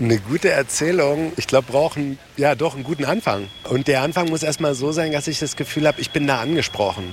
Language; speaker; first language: German; native; German